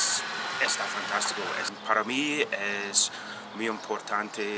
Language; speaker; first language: Spanish; non-native, learner; English